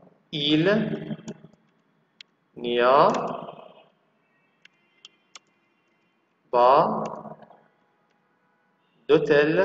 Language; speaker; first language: French; non-native, fluent; Arabic